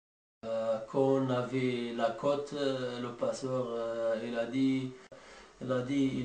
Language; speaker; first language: French; non-native, learner; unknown